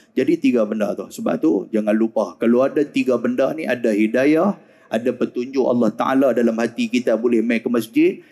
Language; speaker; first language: Malay; native; Malay